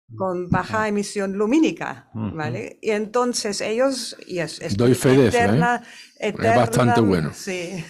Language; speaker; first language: Spanish; non-native, fluent; German